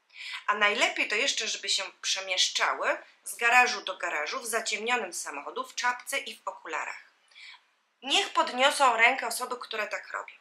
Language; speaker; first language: Polish; native; Polish